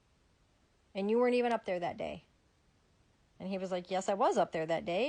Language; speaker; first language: English; native; English